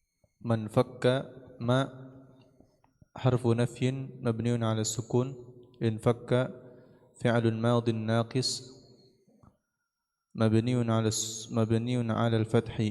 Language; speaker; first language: Arabic; non-native, learner; Indonesian